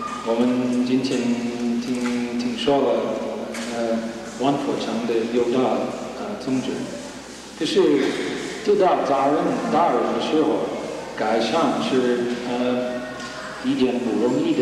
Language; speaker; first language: Chinese; non-native, learner; English